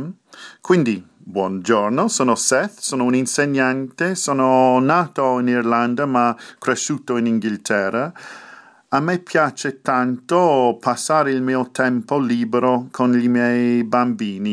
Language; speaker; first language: Italian; non-native, fluent; English